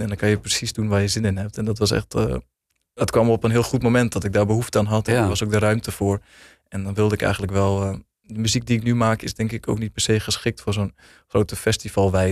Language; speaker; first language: Dutch; native; Dutch